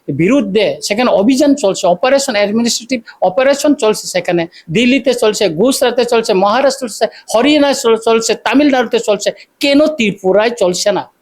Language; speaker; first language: Bangla; native; Bangla